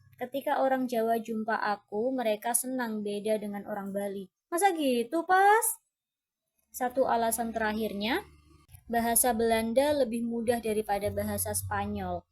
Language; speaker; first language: Indonesian; non-native, fluent; Thai